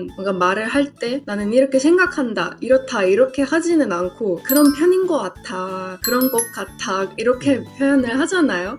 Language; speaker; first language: Korean; non-native, fluent; Estonian